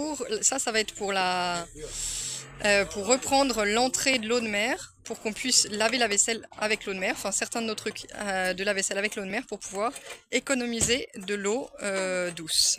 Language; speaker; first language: French; native; French